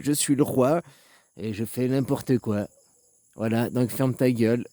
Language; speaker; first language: French; native; French